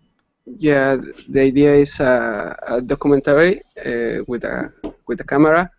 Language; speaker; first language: English; non-native, learner; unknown